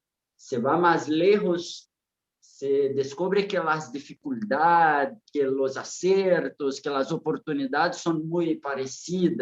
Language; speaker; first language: Spanish; non-native, fluent; Portuguese